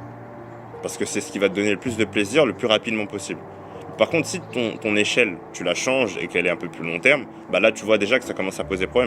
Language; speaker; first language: French; native; French